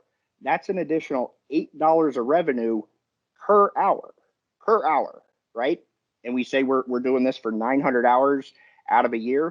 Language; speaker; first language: English; native; English